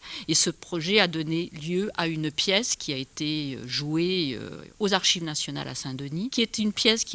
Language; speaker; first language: French; native; French